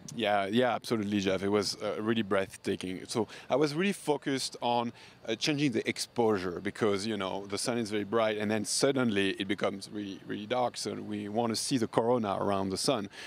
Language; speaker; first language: English; non-native, fluent; French